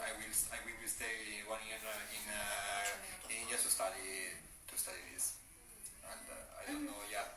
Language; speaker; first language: English; non-native, learner; Italian